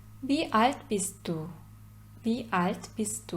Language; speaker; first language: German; non-native, fluent; Turkish